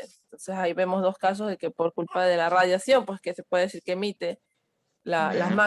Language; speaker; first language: Spanish; native; Spanish